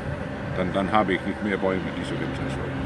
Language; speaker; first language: German; non-native, learner; Danish